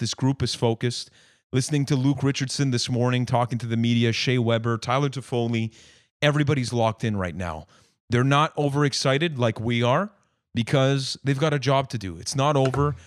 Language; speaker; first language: English; native; English